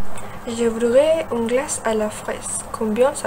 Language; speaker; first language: French; non-native, learner; Malay